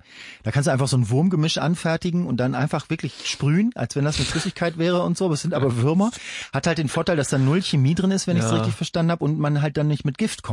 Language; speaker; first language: German; native; German